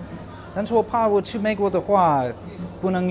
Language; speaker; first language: Chinese; non-native, fluent; English